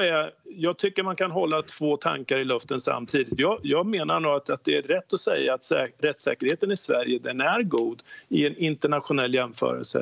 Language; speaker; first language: Swedish; native; Swedish